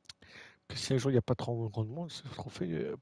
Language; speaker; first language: French; native; French